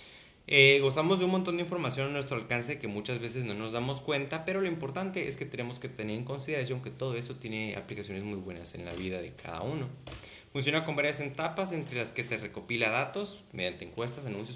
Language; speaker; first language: Spanish; native; Spanish